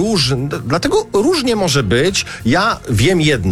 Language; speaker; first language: Polish; native; Polish